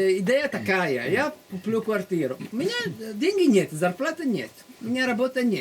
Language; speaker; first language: Russian; non-native, fluent; Italian